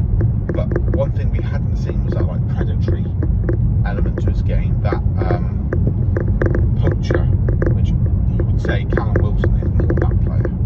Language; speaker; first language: English; native; English